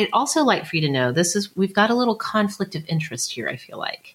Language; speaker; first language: English; native; English